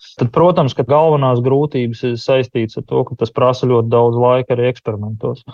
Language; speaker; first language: Latvian; native; Latvian